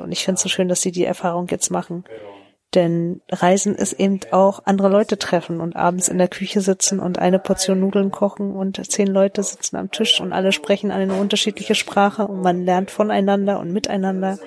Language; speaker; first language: German; native; German